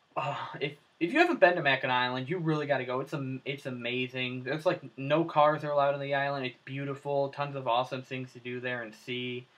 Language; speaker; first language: English; native; English